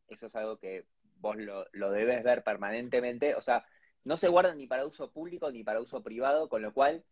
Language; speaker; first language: Spanish; native; Spanish